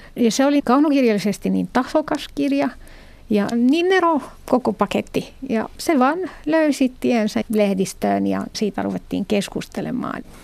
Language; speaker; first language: Finnish; non-native, fluent; Arabic